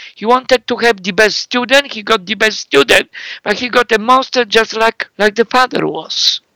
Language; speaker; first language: English; non-native, fluent; Polish